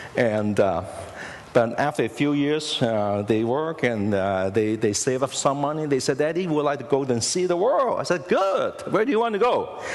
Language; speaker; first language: English; non-native, local second language; Cantonese